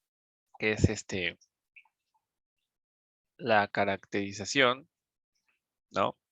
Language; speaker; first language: Spanish; native; Spanish